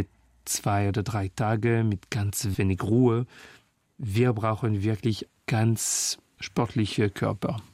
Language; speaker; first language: German; non-native, fluent; French